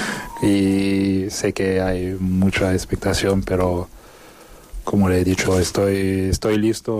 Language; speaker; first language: Spanish; non-native, fluent; French